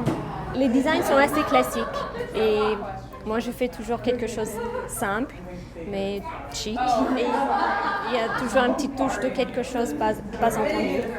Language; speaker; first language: French; non-native, fluent; English